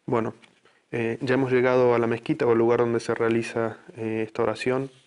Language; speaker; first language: Spanish; native; Spanish